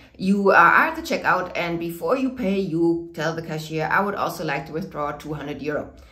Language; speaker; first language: English; non-native, fluent; German